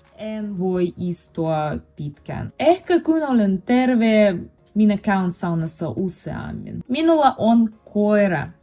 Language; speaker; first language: Finnish; non-native, learner; Russian